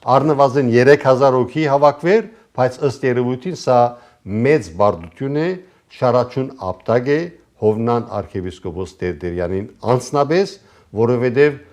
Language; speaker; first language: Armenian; native; Armenian